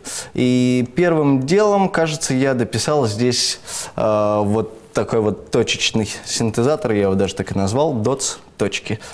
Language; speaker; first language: Russian; native; Russian